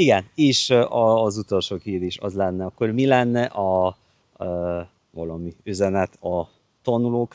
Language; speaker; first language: Hungarian; non-native, fluent; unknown